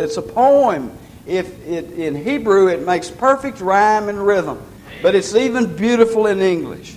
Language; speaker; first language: English; native; English